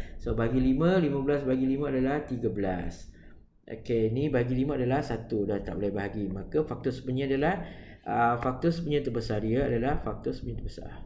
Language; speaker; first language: Malay; non-native, local second language; Chinese